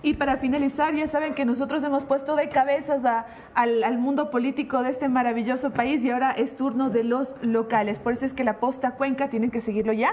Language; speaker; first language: Spanish; native; Spanish